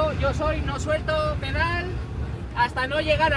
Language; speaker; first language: Spanish; native; Spanish